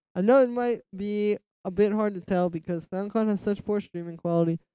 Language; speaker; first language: English; native; English